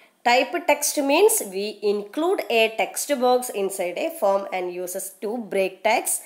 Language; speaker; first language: English; non-native, local second language; Malayalam